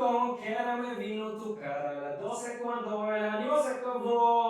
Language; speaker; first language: Spanish; non-native, fluent; English